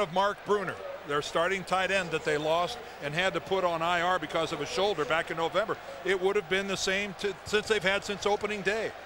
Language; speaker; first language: English; native; English